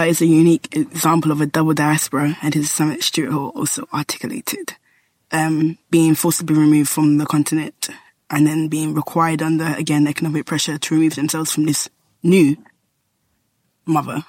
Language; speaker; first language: English; native; English